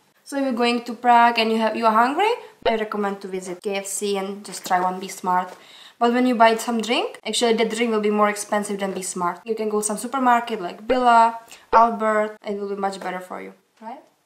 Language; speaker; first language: English; non-native, learner; Czech